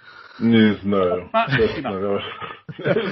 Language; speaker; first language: Russian; non-native, fluent; Georgian